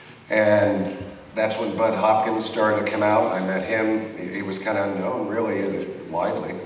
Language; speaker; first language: English; native; English